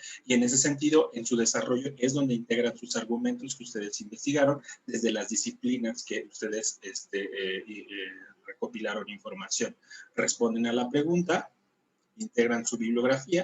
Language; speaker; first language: Spanish; native; Spanish